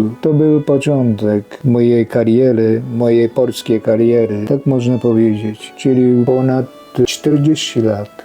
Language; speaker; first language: Polish; non-native, fluent; Japanese